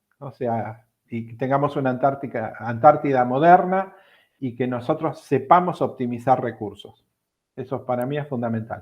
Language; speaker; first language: Spanish; native; Spanish